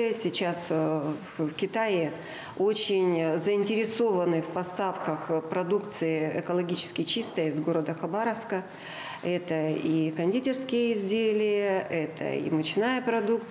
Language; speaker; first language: Russian; native; Russian